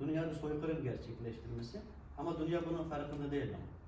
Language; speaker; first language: Turkish; non-native, learner; Uyghur